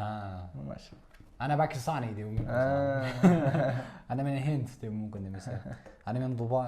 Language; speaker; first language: Arabic; non-native, fluent; Kazakh